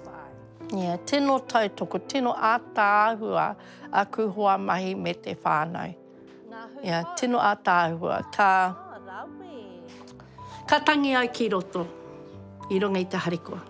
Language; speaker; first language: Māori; non-native, local second language; English